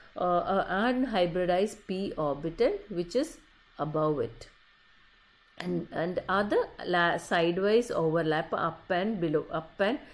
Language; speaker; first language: English; non-native, local second language; Malayalam